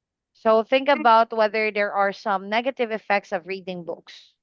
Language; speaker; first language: English; non-native, fluent; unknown